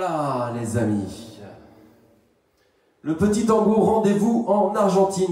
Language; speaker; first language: French; native; French